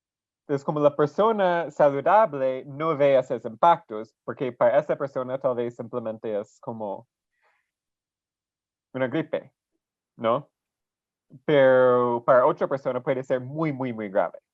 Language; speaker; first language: Spanish; non-native, fluent; English